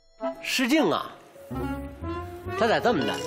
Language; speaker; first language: Chinese; native; Chinese